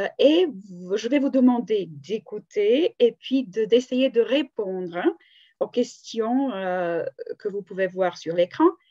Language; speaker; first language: French; non-native, fluent; Slovak